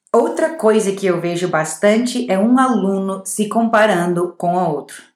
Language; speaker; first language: Portuguese; non-native, fluent; English